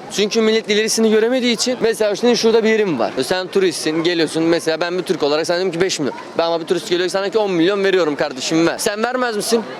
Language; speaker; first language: Turkish; native; Turkish